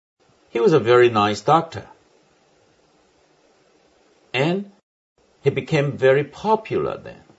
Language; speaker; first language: English; non-native, fluent; Chinese